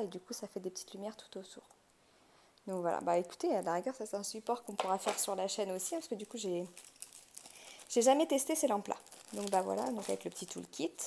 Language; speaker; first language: French; native; French